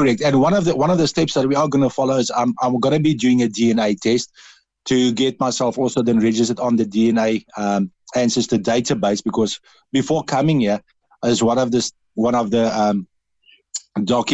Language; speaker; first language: English; non-native, local second language; Dutch